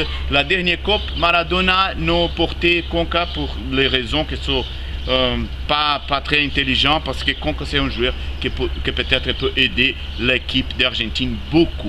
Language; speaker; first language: French; non-native, learner; Spanish